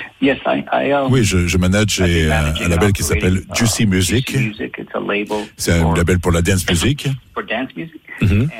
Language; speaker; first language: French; non-native, fluent; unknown